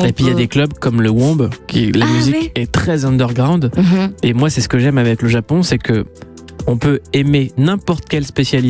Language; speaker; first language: French; native; French